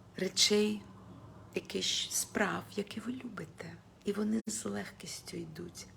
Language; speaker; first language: Ukrainian; non-native, local second language; Russian